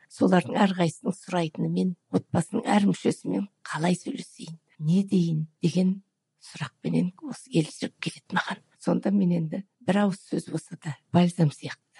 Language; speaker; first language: Kazakh; native; Kazakh